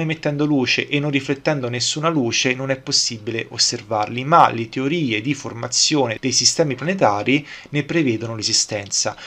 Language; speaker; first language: Italian; native; Italian